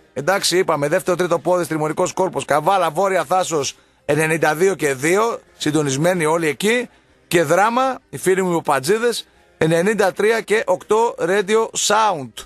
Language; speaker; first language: Greek; native; Greek